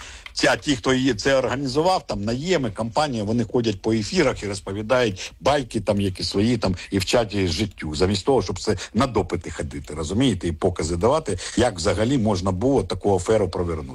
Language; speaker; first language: Ukrainian; native; Ukrainian